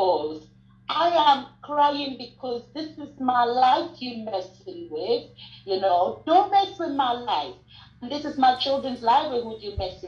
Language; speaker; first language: English; non-native, local second language; Krio